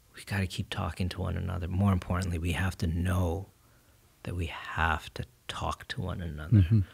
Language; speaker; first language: English; native; English